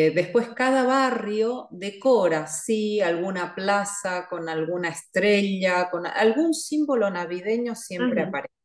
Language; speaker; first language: Spanish; native; Spanish